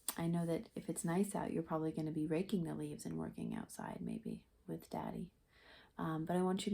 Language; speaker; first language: English; native; English